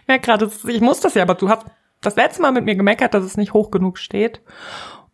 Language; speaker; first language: German; native; German